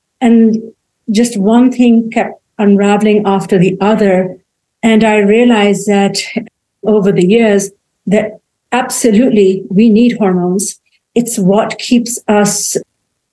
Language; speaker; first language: English; native; English